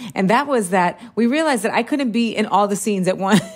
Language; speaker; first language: English; early bilingual, other home language; Spanish